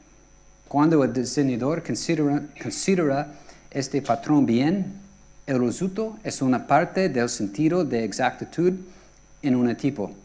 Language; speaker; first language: Spanish; non-native, fluent; English